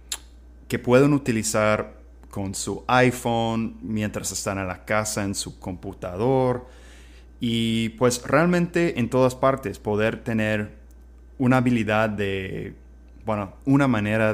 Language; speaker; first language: Spanish; non-native, fluent; English